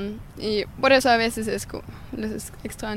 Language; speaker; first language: Spanish; non-native, fluent; German